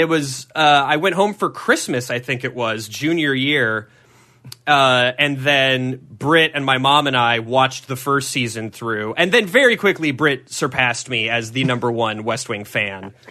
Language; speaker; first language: English; native; English